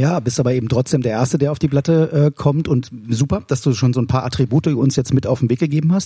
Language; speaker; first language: German; native; German